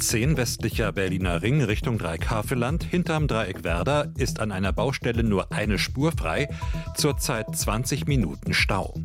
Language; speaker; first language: German; native; German